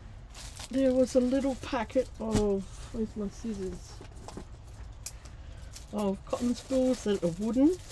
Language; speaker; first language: English; native; English